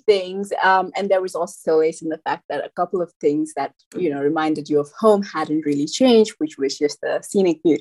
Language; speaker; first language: English; non-native, local second language; Nepali